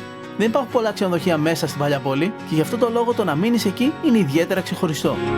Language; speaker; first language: Greek; native; Greek